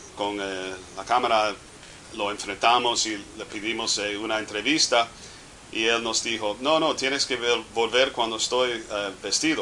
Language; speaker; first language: Spanish; non-native, fluent; English